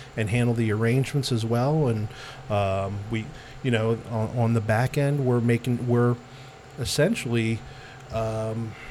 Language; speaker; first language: English; native; English